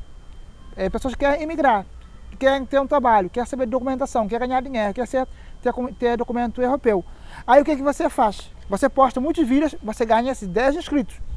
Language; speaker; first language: Portuguese; non-native, local second language; Kabuverdianu